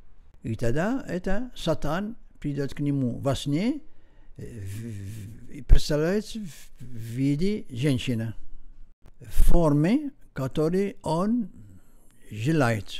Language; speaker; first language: Russian; non-native, learner; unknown